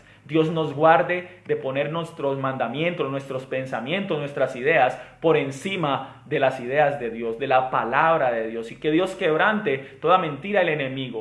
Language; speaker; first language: Spanish; native; Spanish